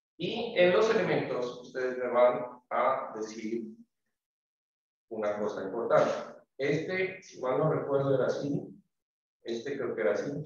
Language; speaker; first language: Spanish; native; Spanish